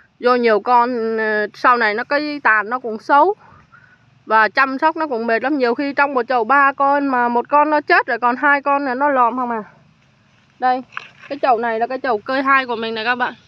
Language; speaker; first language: Vietnamese; native; Vietnamese